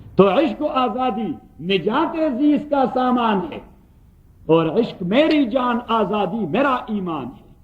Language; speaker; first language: Urdu; non-native, local second language; Pashto